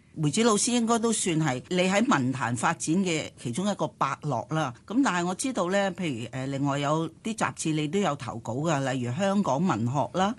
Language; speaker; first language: Cantonese; native; Cantonese